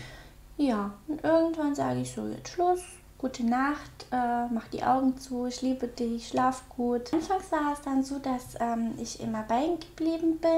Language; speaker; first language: German; native; German